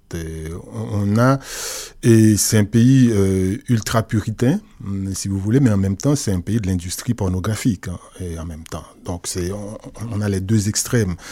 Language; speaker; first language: French; non-native, local second language; Haitian Creole